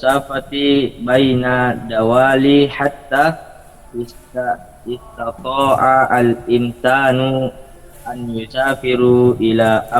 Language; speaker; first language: Arabic; non-native, learner; Indonesian